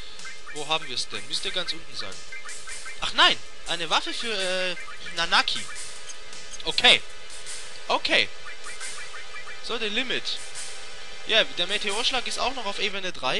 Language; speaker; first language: German; native; German